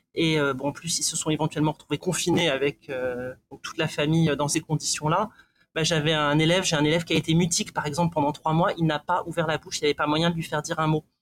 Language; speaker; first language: French; native; French